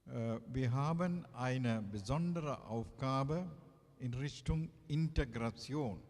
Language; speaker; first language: German; non-native, fluent; Tamil